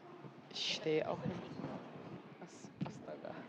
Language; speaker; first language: German; non-native, learner; Indonesian